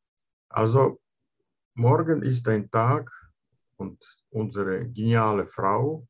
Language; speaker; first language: German; non-native, fluent; Russian